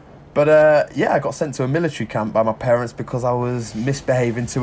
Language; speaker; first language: English; native; English